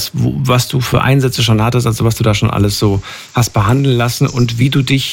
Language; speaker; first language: German; native; German